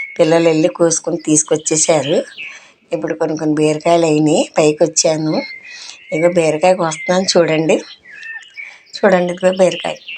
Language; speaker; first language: Telugu; non-native, local second language; Urdu